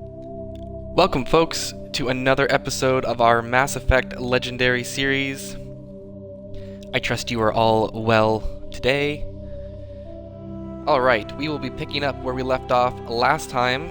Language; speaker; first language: English; native; English